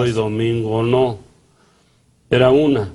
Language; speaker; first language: Spanish; native; Spanish